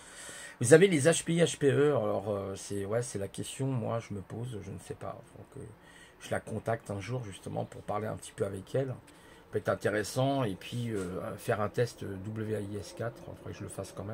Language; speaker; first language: French; native; French